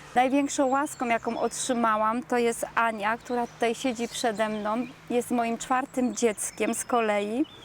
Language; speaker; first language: Polish; native; Polish